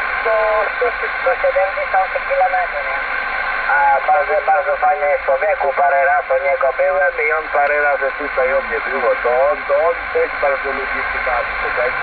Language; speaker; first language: Polish; non-native, learner; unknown